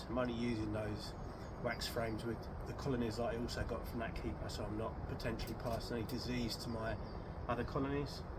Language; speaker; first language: English; native; English